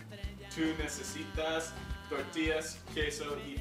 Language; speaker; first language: Spanish; non-native, learner; English